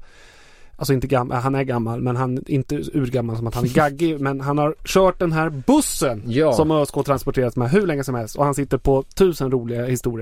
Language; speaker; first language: Swedish; native; Swedish